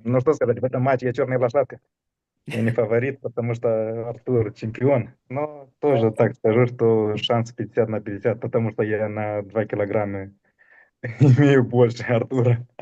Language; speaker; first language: Russian; non-native, fluent; Romanian